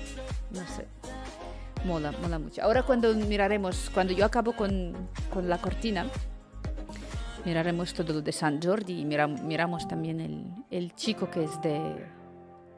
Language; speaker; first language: Spanish; non-native, fluent; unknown